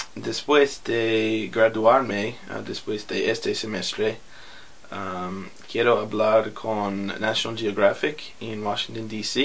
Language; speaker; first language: Spanish; non-native, learner; English